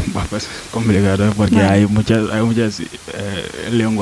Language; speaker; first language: Spanish; non-native, learner; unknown